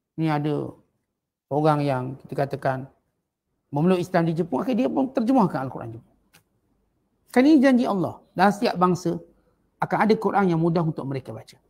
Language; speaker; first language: Malay; native; Malay